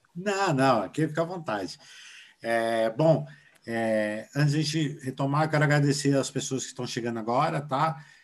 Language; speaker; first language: Portuguese; native; Portuguese